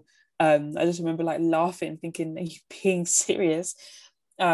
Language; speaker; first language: English; native; English